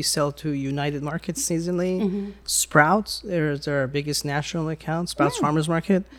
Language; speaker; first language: English; early bilingual, other home language; Persian